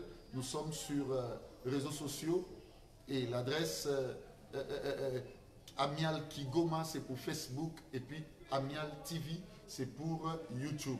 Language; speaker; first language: French; non-native, local second language; Lingala